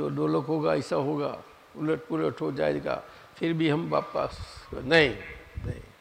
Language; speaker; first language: Hindi; non-native, local second language; Gujarati